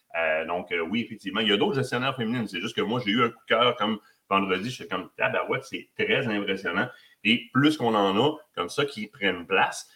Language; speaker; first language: French; native; French